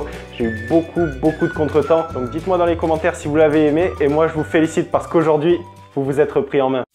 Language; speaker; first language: French; native; French